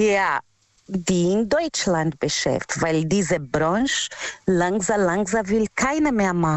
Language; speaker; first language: German; non-native, learner; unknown